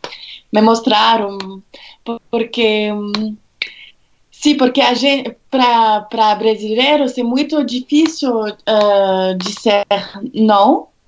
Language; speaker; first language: Portuguese; non-native, fluent; French